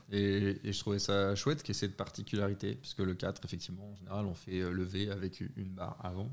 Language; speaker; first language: French; native; French